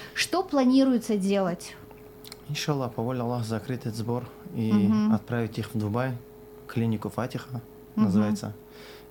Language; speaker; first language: Russian; non-native, local second language; Azerbaijani